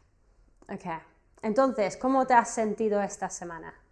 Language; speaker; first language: Spanish; non-native, fluent; English